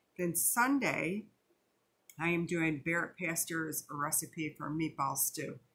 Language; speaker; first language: English; native; English